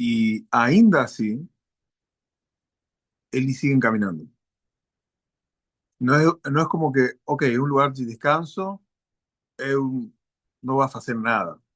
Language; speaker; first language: Portuguese; non-native, learner; Spanish